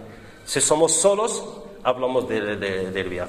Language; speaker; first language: Spanish; non-native, learner; Arabic